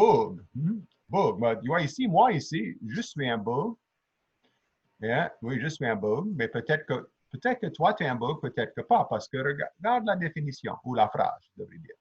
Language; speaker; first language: French; native; French